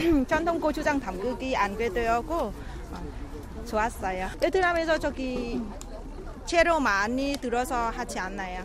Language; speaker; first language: Korean; non-native, learner; Vietnamese